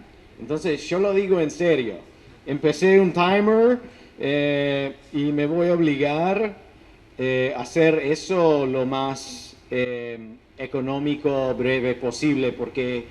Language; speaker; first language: Spanish; non-native, fluent; English